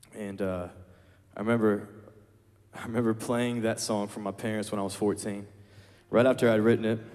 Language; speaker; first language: English; native; English